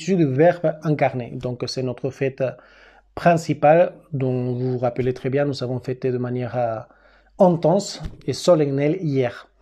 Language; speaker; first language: French; non-native, fluent; Spanish